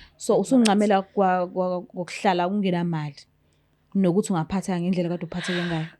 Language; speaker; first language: Zulu; native; Zulu